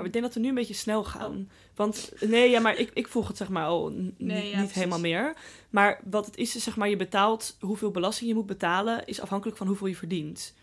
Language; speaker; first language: Dutch; native; Dutch